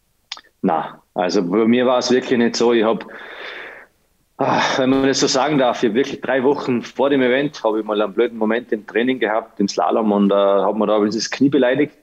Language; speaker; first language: German; native; German